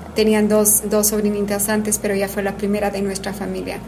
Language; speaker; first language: Spanish; early bilingual, heritage; Spanish